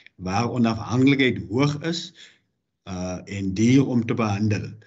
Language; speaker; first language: Afrikaans; native; Afrikaans